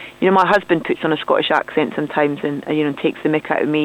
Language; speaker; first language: English; native; English